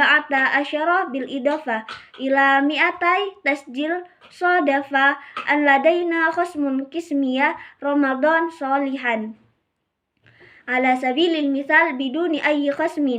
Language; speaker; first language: Arabic; non-native, learner; Indonesian